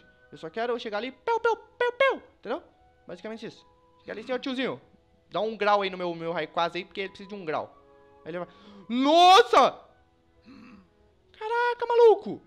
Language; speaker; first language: Portuguese; native; Portuguese